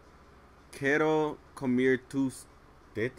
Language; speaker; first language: Spanish; non-native, learner; English